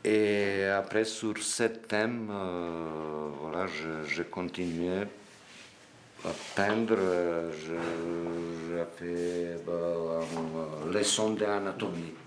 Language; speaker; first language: French; non-native, fluent; Serbian